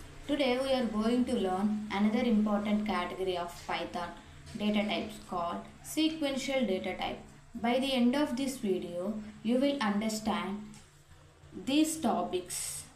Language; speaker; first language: English; non-native, local second language; Telugu